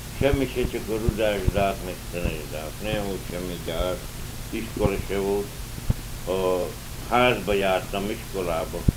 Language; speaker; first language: Hungarian; native; Hungarian